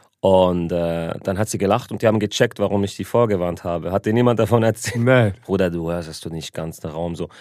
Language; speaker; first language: German; early bilingual, other home language; Arabic